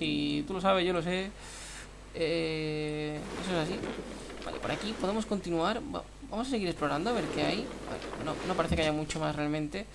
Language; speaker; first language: Spanish; native; Spanish